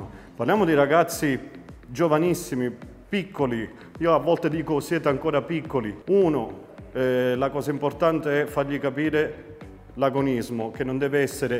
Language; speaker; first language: Italian; native; Italian